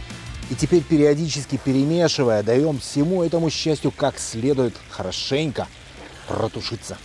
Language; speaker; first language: Russian; native; Russian